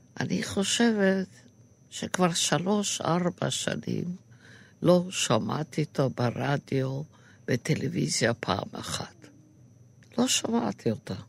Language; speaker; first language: Hebrew; non-native, fluent; Yiddish